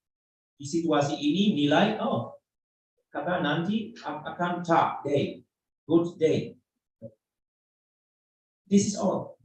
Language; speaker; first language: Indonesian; non-native, learner; German